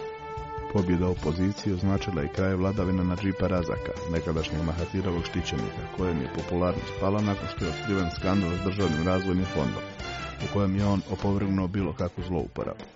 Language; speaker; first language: Croatian; native; Croatian